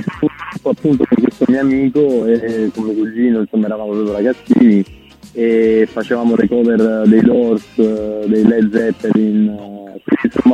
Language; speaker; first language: Italian; native; Italian